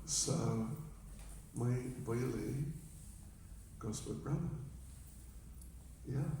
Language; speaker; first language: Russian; non-native, learner; English